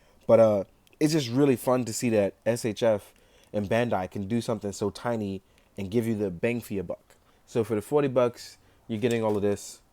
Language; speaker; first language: English; native; English